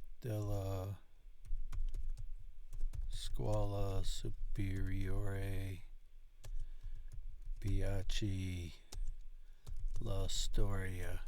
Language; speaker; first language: Italian; non-native, learner; English